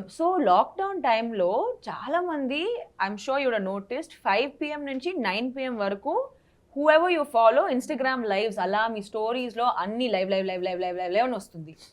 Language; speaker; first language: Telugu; non-native, local second language; Tamil